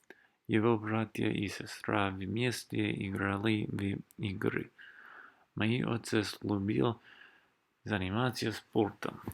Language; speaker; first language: Russian; non-native, learner; English